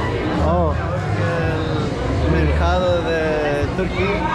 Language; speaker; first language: Spanish; non-native, fluent; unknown